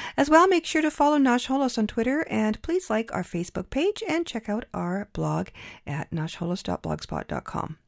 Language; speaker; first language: English; early bilingual, other home language; Ukrainian